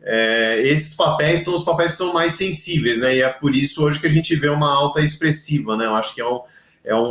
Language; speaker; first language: Portuguese; native; Portuguese